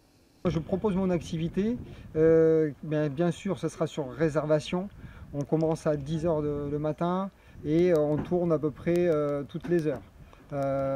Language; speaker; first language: French; native; French